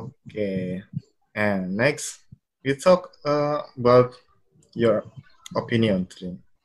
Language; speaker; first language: English; non-native, fluent; Indonesian